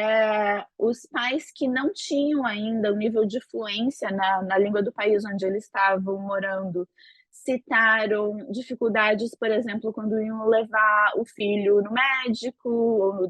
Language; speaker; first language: Portuguese; native; Portuguese